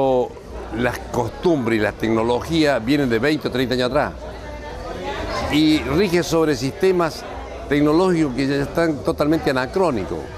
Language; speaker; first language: Spanish; native; Spanish